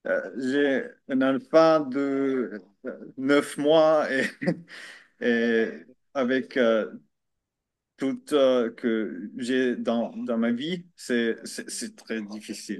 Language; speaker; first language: French; non-native, learner; Finnish